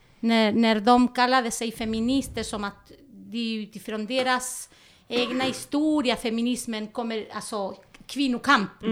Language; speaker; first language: Swedish; non-native, fluent; Spanish